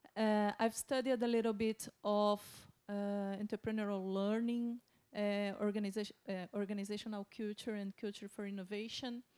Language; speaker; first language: English; non-native, fluent; Portuguese